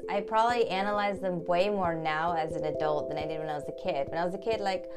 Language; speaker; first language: English; early bilingual, other home language; German